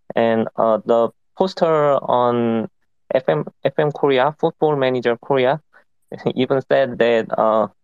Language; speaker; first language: English; non-native, fluent; Korean